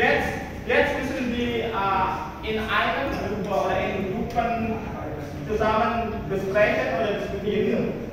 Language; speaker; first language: German; non-native, learner; Indonesian